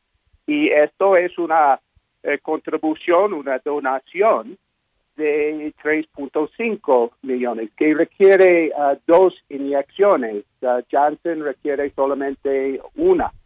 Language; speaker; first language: Spanish; non-native, fluent; English